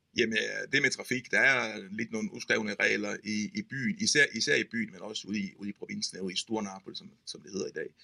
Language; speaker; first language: Danish; non-native, fluent; Italian